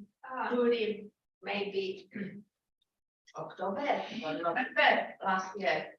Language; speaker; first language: English; non-native, learner; Slovak